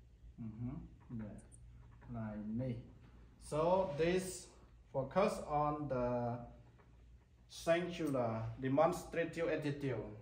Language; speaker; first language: English; non-native, learner; Khmer